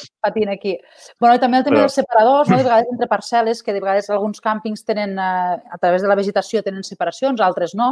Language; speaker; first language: Catalan; native; Catalan